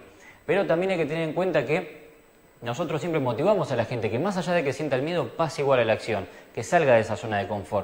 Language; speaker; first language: Spanish; native; Spanish